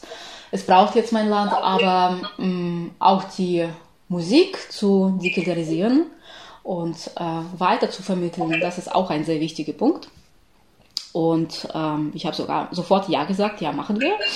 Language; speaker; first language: German; non-native, fluent; Ukrainian